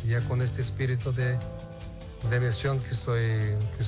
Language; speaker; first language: Spanish; non-native, fluent; Portuguese